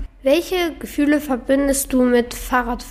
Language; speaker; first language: German; native; German